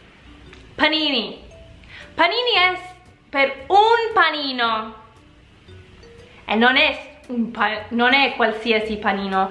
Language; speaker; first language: Italian; non-native, fluent; English